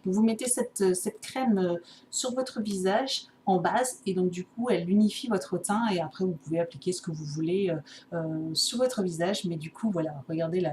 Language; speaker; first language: French; native; French